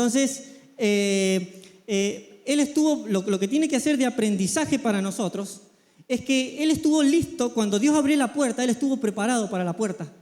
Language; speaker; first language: Spanish; native; Spanish